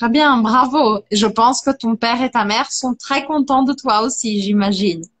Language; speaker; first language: French; non-native, fluent; Portuguese